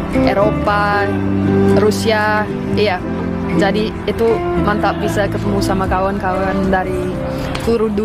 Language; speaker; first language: Indonesian; non-native, learner; English